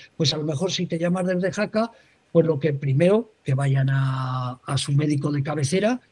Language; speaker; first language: Spanish; native; Spanish